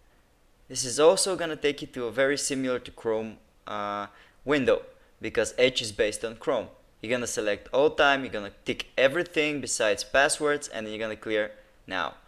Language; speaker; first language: English; non-native, fluent; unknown